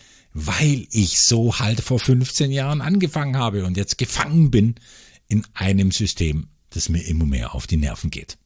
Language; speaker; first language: German; native; German